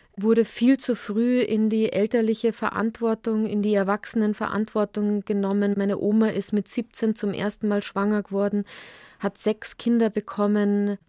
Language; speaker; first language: German; native; German